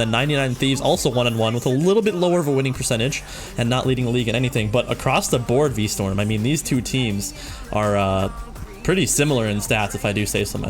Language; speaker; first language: English; native; English